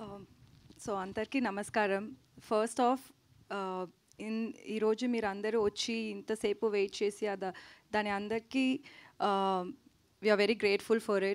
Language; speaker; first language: Telugu; non-native, local second language; Tamil